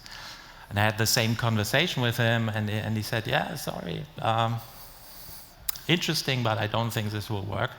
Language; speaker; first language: English; non-native, fluent; German